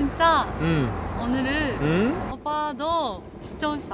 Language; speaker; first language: Korean; non-native, learner; Japanese